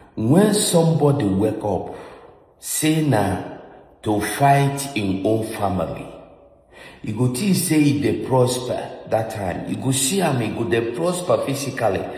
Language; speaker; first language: Nigerian Pidgin; non-native, local second language; Igbo